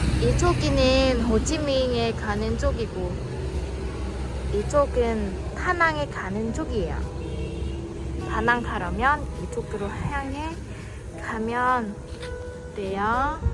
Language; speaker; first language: Korean; non-native, local second language; Vietnamese